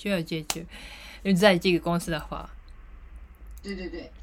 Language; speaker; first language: Chinese; non-native, learner; Japanese